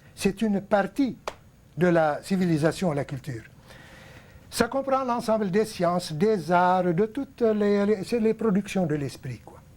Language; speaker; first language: French; non-native, local second language; Arabic